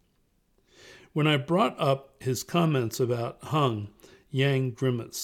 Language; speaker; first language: English; native; English